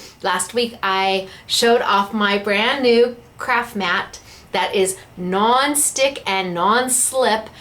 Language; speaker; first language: English; native; English